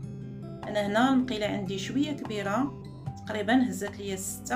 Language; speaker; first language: Arabic; native; Arabic